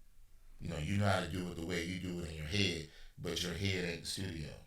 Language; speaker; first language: English; native; English